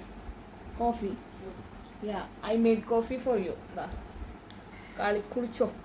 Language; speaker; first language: English; non-native, learner; Malayalam